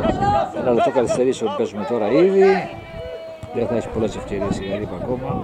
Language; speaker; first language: Greek; native; Greek